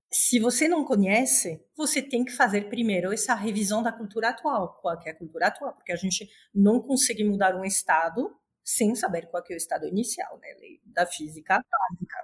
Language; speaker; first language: Portuguese; non-native, fluent; Spanish